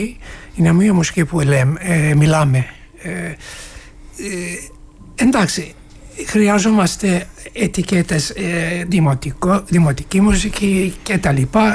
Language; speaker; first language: Greek; non-native, learner; Turkish